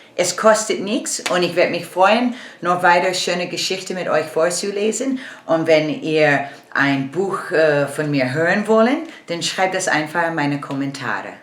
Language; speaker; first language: German; non-native, learner; English